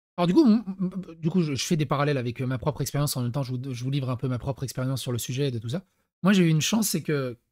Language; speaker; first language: French; early bilingual, other home language; Serbian